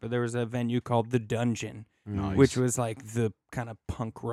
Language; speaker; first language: English; native; English